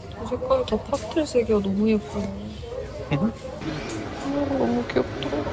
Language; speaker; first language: Korean; native; Korean